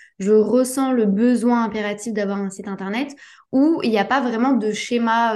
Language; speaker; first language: French; native; French